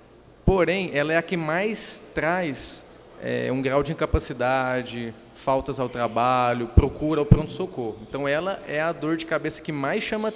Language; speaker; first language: Portuguese; native; Portuguese